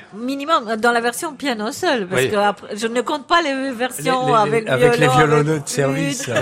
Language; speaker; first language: French; non-native, fluent; Romanian